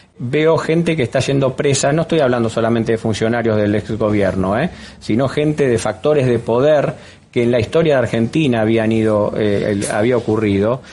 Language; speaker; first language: Spanish; native; Spanish